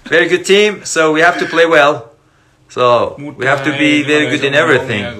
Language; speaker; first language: English; non-native, learner; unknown